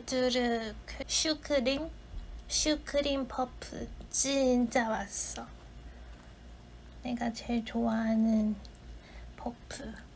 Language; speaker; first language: Korean; non-native, fluent; Chinese